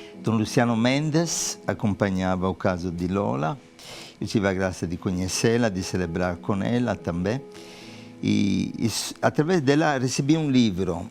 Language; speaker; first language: Portuguese; non-native, fluent; Italian